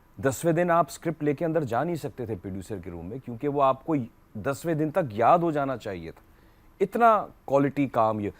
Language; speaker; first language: Urdu; native; Urdu